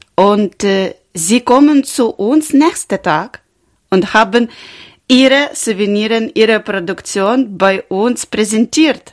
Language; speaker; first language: German; non-native, learner; Ukrainian